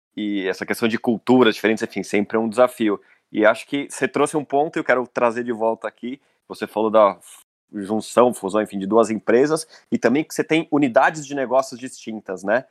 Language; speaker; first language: Portuguese; native; Portuguese